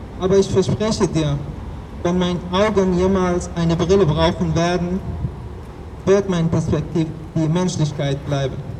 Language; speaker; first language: German; non-native, fluent; Persian